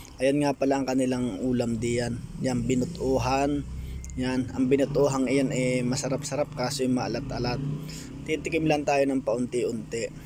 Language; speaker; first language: Filipino; native; Filipino